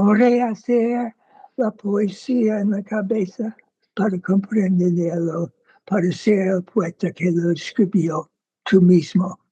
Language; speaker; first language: Spanish; non-native, fluent; English